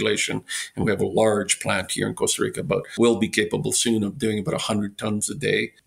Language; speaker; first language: English; native; English